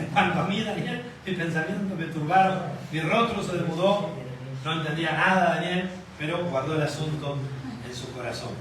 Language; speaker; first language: Spanish; native; Spanish